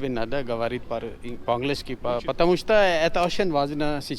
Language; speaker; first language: Russian; non-native, learner; Urdu